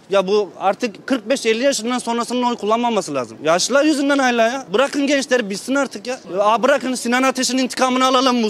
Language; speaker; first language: Turkish; native; Turkish